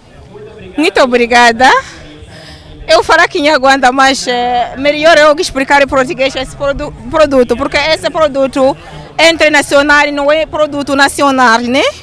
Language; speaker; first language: Portuguese; non-native, learner; Kinyarwanda